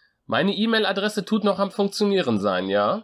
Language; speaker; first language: German; native; German